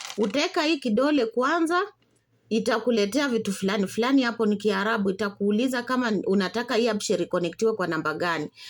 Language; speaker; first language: Swahili; non-native, local second language; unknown